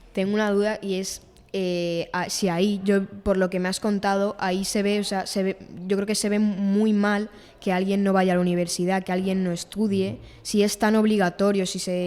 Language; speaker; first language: Spanish; native; Spanish